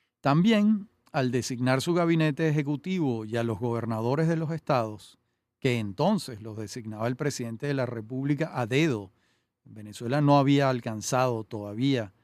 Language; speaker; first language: Spanish; native; Spanish